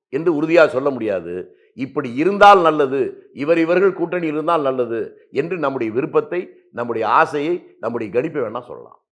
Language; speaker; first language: Tamil; native; Tamil